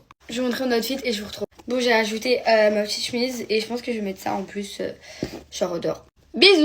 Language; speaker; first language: French; native; French